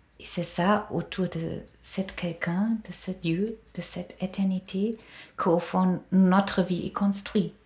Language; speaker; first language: French; non-native, fluent; German